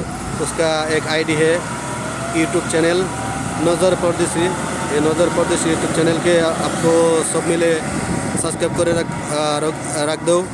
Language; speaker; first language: Hindi; non-native, learner; Bangla